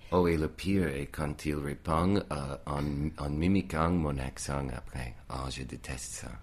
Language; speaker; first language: French; non-native, fluent; English